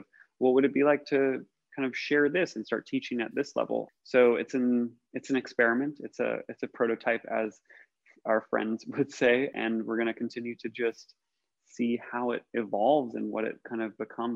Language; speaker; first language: English; native; English